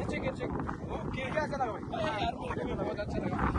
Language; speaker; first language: Hindi; native; Hindi